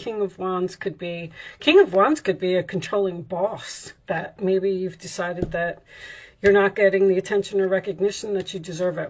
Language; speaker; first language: English; native; English